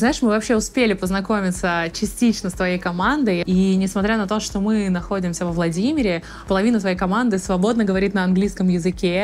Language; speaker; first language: Russian; native; Russian